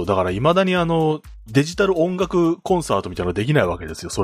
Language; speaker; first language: Japanese; native; Japanese